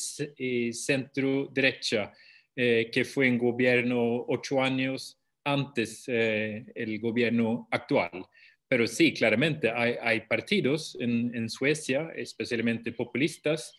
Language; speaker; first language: Spanish; non-native, fluent; Swedish